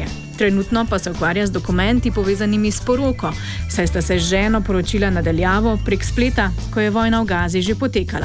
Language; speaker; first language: Slovenian; native; Slovenian